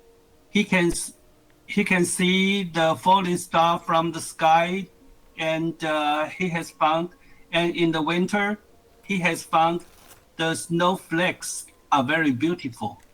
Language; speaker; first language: English; non-native, learner; Chinese